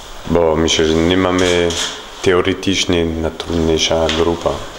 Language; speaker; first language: Polish; non-native, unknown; French